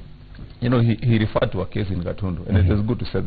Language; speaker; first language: English; non-native, local second language; Kikuyu